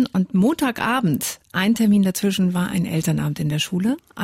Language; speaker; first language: German; native; German